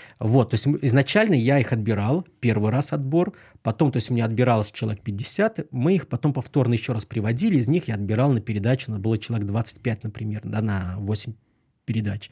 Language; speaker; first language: Russian; native; Russian